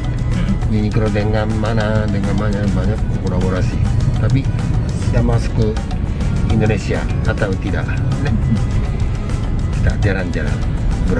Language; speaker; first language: Indonesian; non-native, learner; Japanese